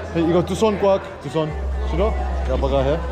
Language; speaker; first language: Korean; early bilingual, heritage; English